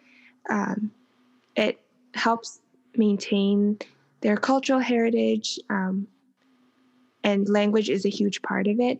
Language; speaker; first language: English; native; English